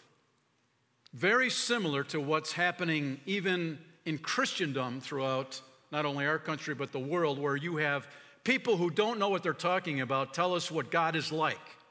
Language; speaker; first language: English; native; English